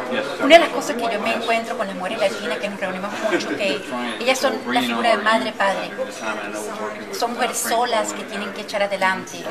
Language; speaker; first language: Spanish; native; Spanish